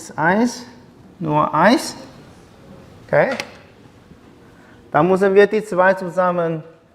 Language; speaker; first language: German; non-native, learner; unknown